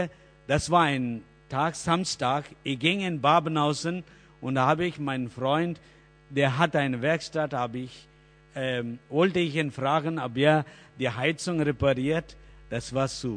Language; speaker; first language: German; non-native, learner; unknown